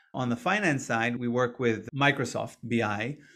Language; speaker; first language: English; non-native, fluent; Hebrew